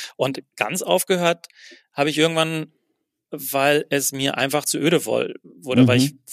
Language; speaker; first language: German; native; German